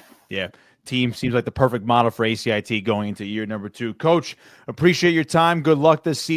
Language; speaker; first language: English; native; English